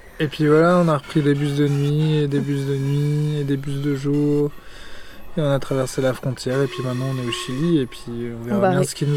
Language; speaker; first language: French; native; French